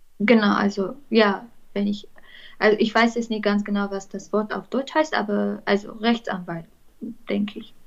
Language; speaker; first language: German; non-native, fluent; Armenian